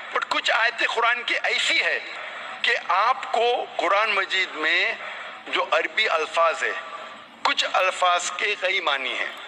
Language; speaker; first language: Hindi; non-native, local second language; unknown